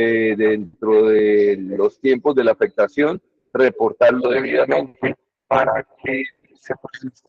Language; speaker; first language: Spanish; native; Spanish